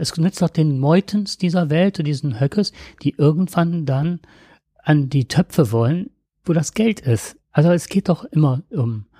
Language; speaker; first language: German; native; German